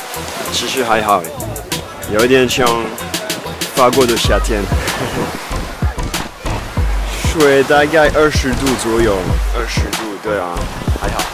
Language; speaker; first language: Chinese; non-native, fluent; French